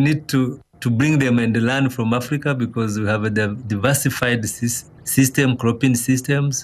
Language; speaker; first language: English; non-native, local second language; Kinyarwanda